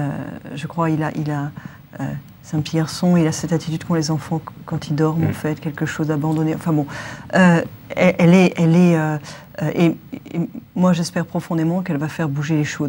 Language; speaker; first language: French; native; French